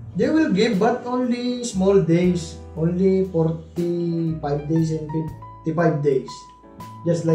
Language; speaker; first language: English; non-native, learner; Filipino